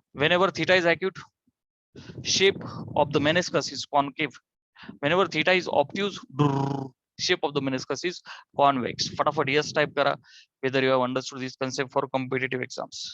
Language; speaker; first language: English; non-native, local second language; Marathi